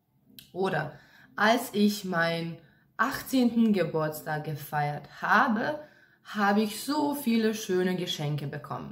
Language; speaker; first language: German; non-native, fluent; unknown